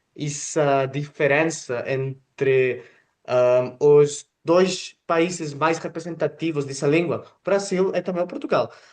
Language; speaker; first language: Portuguese; non-native, fluent; Spanish